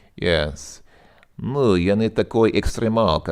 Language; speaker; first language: Russian; non-native, learner; English